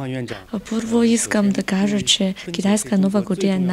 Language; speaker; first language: Bulgarian; non-native, fluent; Chinese